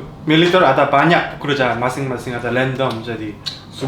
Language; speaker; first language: Indonesian; non-native, learner; Korean